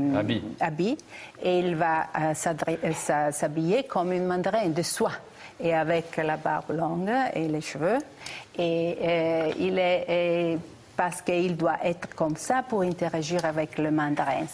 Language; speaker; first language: French; non-native, fluent; Italian